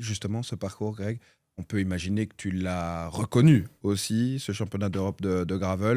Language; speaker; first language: French; native; French